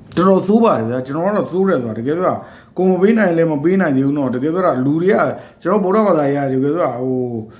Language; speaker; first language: Burmese; native; Burmese